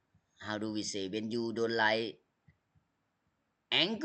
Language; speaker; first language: English; non-native, learner; Thai